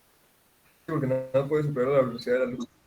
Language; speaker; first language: Spanish; native; Spanish